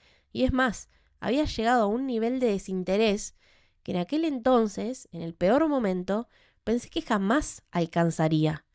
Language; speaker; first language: Spanish; native; Spanish